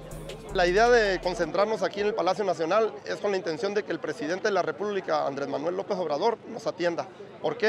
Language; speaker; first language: Spanish; native; Spanish